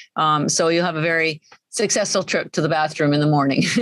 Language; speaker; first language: English; native; English